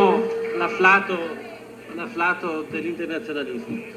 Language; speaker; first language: Italian; native; Italian